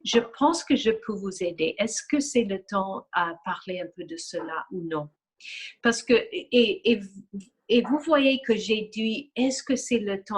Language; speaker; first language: French; non-native, fluent; English